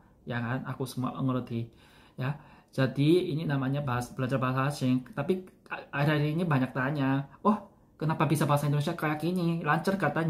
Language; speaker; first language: Indonesian; non-native, fluent; Korean